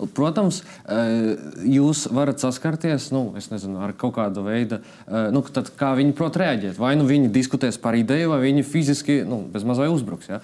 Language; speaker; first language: Latvian; non-native, local second language; Russian